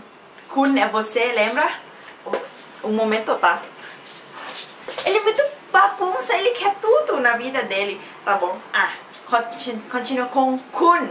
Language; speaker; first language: Portuguese; non-native, fluent; Thai